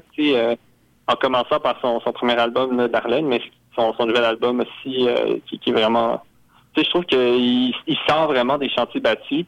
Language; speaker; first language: French; native; French